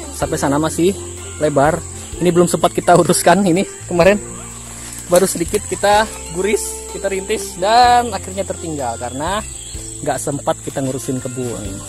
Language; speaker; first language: Indonesian; non-native, local second language; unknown